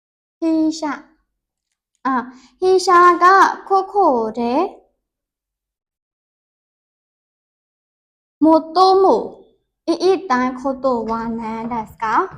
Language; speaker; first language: Japanese; non-native, learner; Burmese